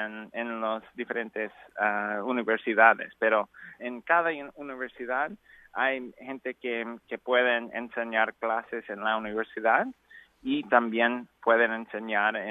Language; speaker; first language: Spanish; non-native, learner; English